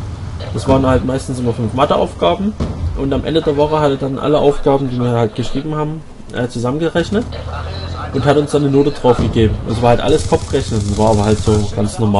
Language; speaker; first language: German; native; German